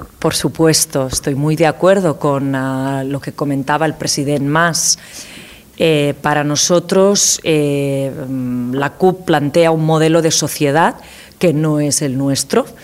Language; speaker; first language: Spanish; non-native, local second language; Catalan